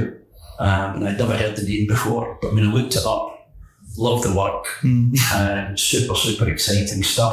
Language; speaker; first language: English; native; English